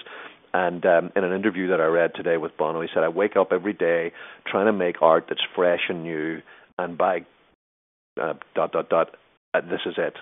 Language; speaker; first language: English; native; English